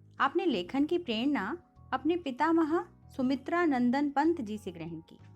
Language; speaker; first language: Hindi; native; Hindi